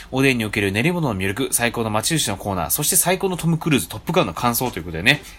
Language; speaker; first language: Japanese; native; Japanese